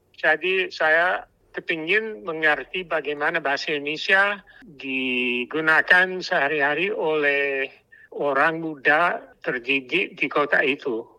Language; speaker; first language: Indonesian; non-native, fluent; English